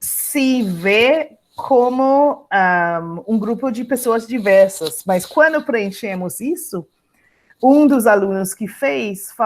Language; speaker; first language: Portuguese; non-native, fluent; English